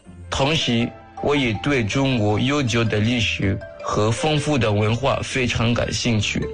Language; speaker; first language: Chinese; non-native, fluent; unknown